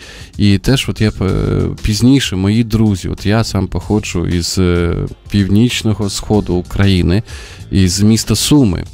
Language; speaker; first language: Ukrainian; native; Ukrainian